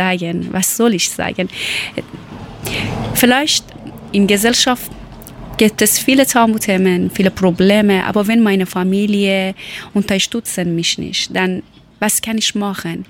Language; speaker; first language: German; non-native, learner; Persian